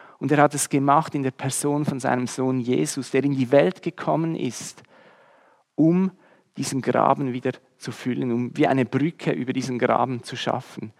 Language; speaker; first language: German; native; German